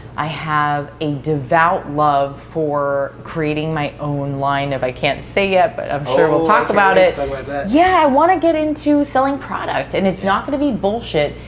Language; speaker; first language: English; native; English